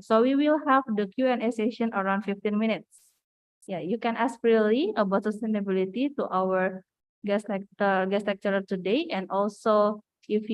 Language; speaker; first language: English; non-native, fluent; Indonesian